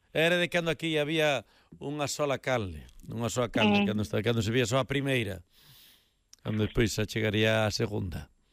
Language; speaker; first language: Galician; native; Galician